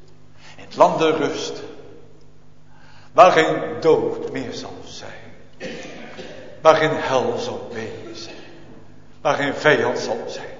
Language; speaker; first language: Dutch; native; Dutch